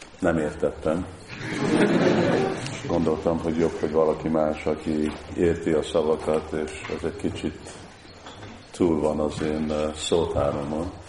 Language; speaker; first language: Hungarian; early bilingual, heritage; Hungarian